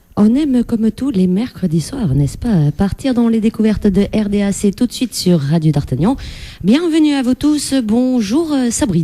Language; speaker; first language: French; native; French